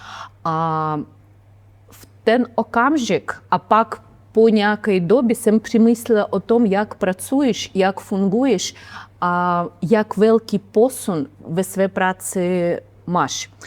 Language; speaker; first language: Czech; non-native, learner; Ukrainian